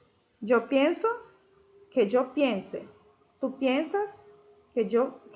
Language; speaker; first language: Spanish; non-native, fluent; Portuguese